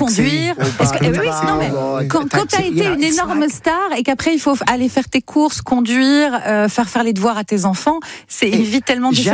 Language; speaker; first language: French; native; French